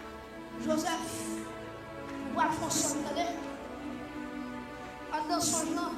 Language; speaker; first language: French; non-native, local second language; Haitian Creole